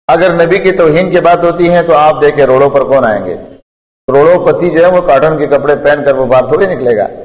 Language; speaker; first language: Urdu; non-native, local second language; Pashto